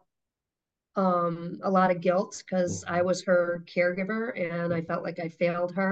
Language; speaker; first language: English; native; English